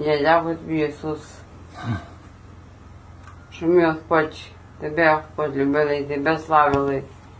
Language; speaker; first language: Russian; non-native, local second language; Ukrainian